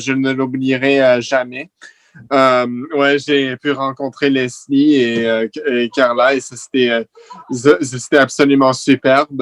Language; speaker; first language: French; non-native, fluent; English